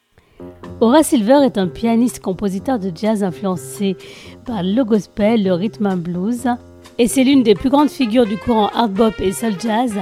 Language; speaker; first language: French; native; French